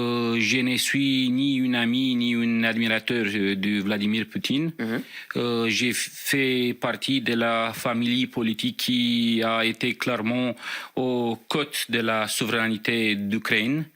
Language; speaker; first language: French; non-native, fluent; Romanian